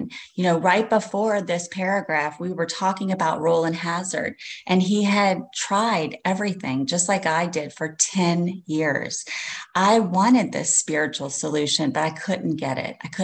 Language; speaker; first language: English; native; English